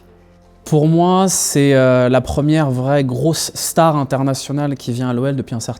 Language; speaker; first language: French; native; French